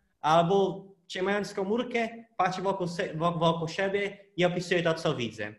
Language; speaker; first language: Polish; non-native, fluent; Portuguese